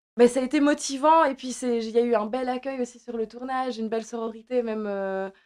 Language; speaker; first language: French; native; French